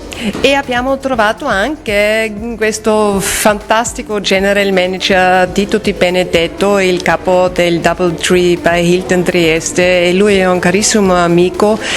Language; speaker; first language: Italian; non-native, fluent; German